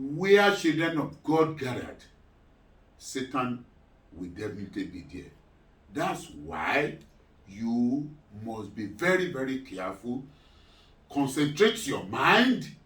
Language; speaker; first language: English; non-native, local second language; Yoruba